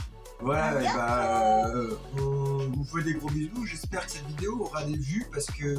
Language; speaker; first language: French; native; French